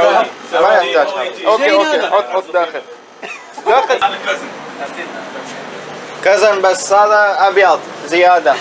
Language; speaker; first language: Arabic; non-native, learner; Urdu